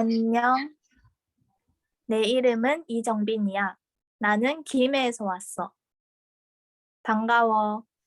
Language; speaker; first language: Korean; non-native, fluent; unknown